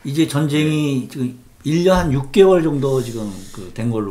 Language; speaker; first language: Korean; native; Korean